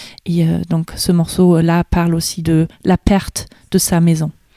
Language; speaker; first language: French; non-native, fluent; German